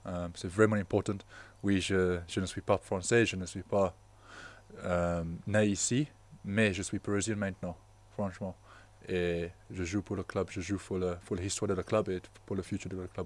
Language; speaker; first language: French; non-native, fluent; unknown